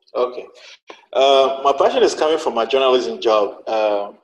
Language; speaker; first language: English; non-native, fluent; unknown